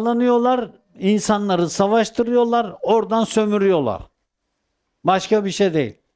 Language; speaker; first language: Turkish; native; Turkish